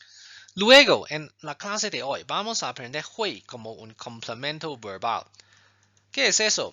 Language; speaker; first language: Spanish; non-native, fluent; Chinese